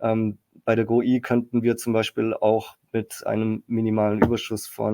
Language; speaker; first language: German; native; German